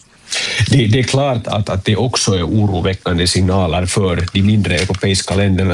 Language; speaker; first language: Swedish; native; Swedish